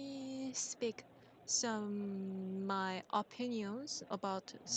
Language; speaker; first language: English; non-native, learner; Korean